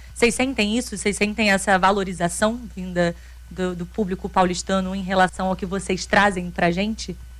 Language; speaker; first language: Portuguese; native; Portuguese